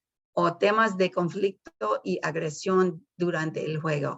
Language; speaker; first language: Spanish; early bilingual, heritage; Spanish